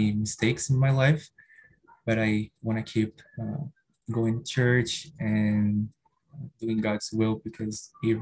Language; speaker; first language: English; non-native, fluent; Portuguese